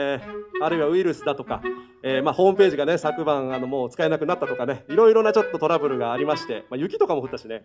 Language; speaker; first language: Japanese; native; Japanese